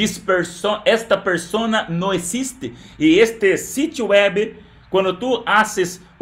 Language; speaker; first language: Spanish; non-native, learner; Portuguese